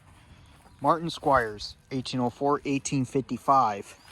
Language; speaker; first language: English; native; English